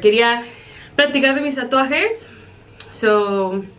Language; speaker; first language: Spanish; early bilingual, heritage; Spanish